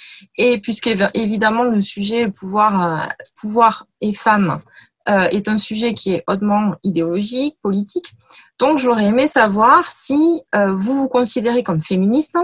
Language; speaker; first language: French; native; French